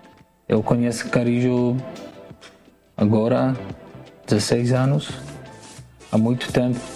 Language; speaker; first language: Portuguese; non-native, learner; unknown